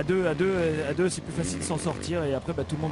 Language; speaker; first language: French; native; French